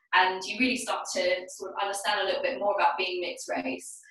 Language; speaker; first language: English; native; English